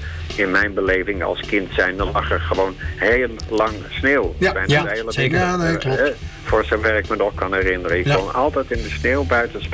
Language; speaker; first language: Dutch; native; Dutch